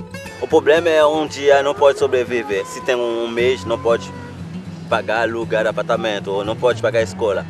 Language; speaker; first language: Portuguese; non-native, learner; Haitian Creole